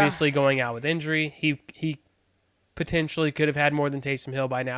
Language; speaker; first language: English; native; English